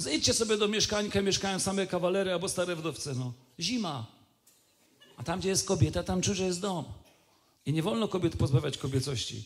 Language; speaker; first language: Polish; native; Polish